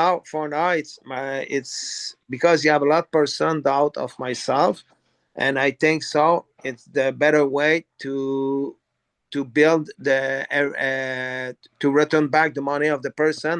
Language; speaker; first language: English; non-native, learner; French